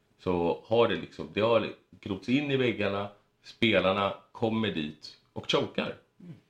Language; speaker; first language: Swedish; early bilingual, other home language; Spanish